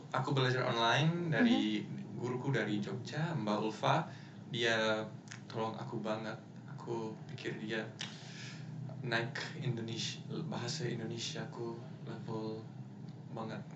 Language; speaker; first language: Indonesian; non-native, fluent; English